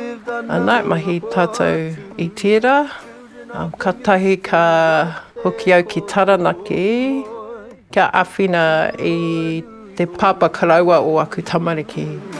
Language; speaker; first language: Māori; non-native, local second language; English